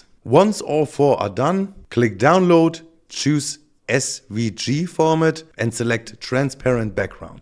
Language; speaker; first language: English; non-native, fluent; German